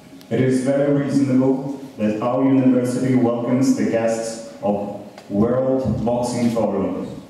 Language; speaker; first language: English; non-native, fluent; Russian